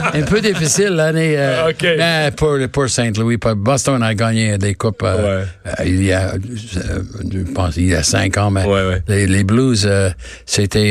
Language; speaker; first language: French; non-native, learner; English